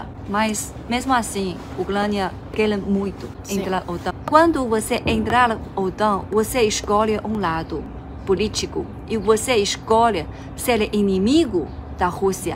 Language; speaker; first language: Portuguese; non-native, fluent; Chinese